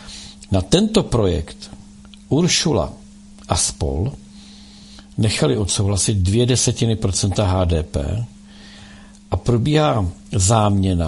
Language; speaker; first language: Czech; native; Czech